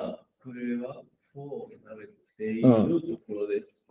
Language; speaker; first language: Japanese; non-native, learner; Spanish